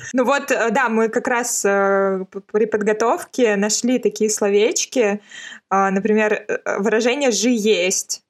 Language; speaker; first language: Russian; native; Russian